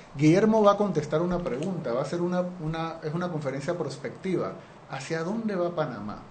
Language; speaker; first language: Spanish; native; Spanish